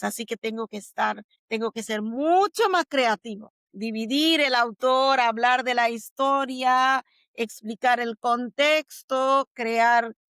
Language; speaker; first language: Spanish; non-native, fluent; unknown